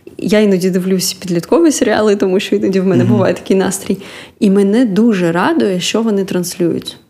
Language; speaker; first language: Ukrainian; native; Ukrainian